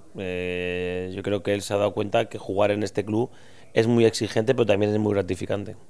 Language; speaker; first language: Spanish; native; Spanish